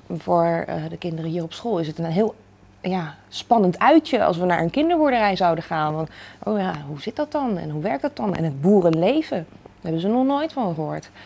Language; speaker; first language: Dutch; native; Dutch